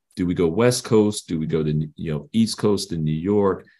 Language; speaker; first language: English; native; English